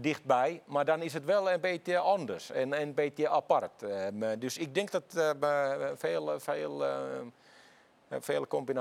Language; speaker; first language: Dutch; non-native, fluent; Finnish